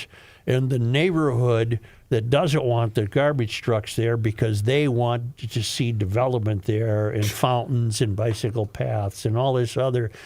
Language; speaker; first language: English; native; English